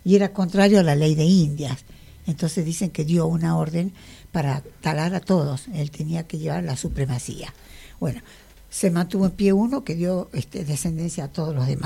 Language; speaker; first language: Spanish; native; Spanish